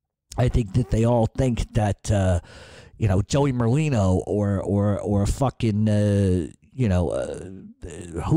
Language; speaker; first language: English; native; English